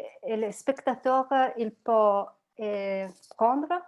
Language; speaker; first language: French; non-native, learner; Italian